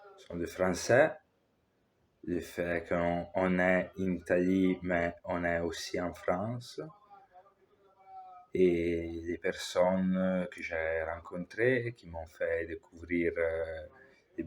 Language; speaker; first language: French; non-native, local second language; Italian